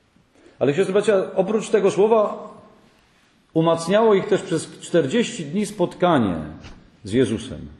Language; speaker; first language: Polish; native; Polish